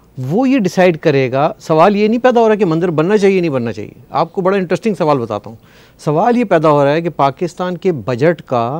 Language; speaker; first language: Urdu; native; Urdu